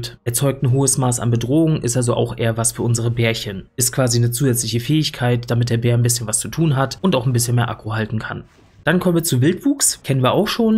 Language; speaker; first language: German; native; German